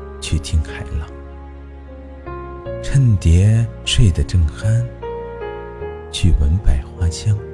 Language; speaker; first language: Chinese; native; Chinese